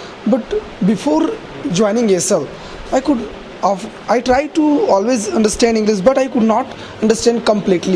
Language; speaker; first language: English; non-native, learner; Hindi